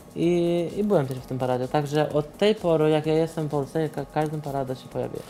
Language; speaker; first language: Polish; non-native, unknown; Azerbaijani